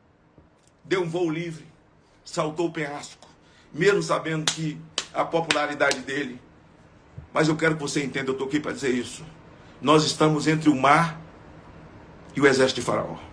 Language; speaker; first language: Portuguese; native; Portuguese